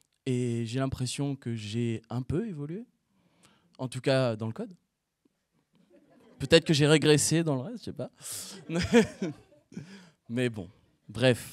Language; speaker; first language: French; native; French